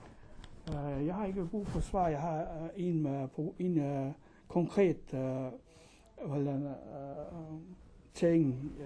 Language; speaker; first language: Danish; non-native, learner; Croatian